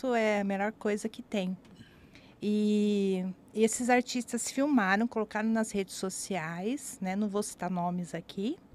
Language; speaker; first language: Portuguese; native; Portuguese